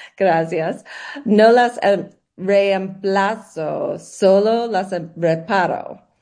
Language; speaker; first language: Spanish; non-native, learner; English